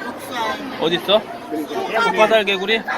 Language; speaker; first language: Korean; native; Korean